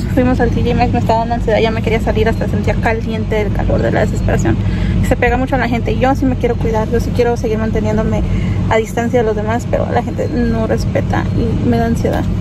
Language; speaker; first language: Spanish; early bilingual, heritage; Spanish